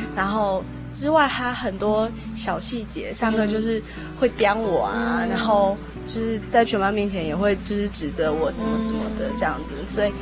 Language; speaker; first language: Chinese; native; Chinese